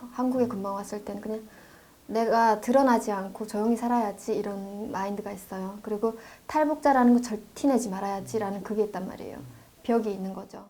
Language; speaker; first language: Korean; native; Korean